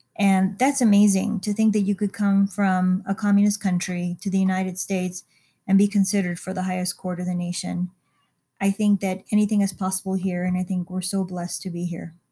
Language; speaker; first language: English; early bilingual, other home language; Spanish